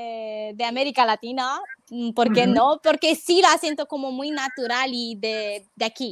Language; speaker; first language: Spanish; non-native, fluent; Romanian